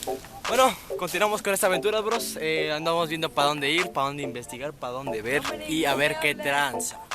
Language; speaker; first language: Spanish; native; Spanish